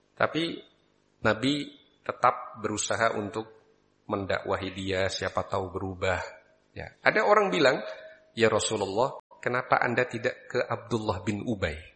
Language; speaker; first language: Malay; non-native, local second language; Javanese